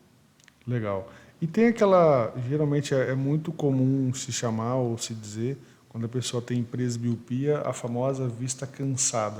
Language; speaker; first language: Portuguese; native; Portuguese